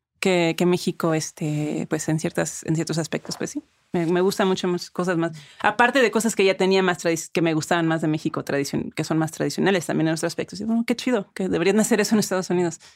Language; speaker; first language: Spanish; early bilingual, other home language; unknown